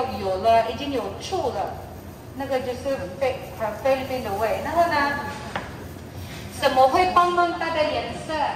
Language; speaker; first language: Chinese; non-native, learner; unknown